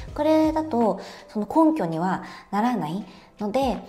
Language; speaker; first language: Japanese; native; Japanese